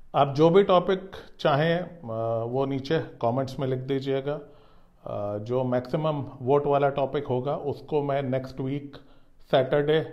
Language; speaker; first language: Hindi; native; Hindi